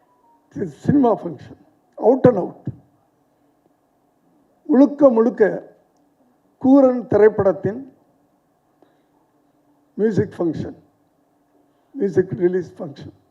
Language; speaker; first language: Tamil; native; Tamil